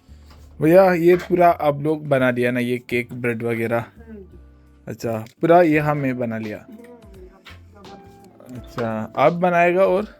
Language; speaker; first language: Hindi; non-native, local second language; Malayalam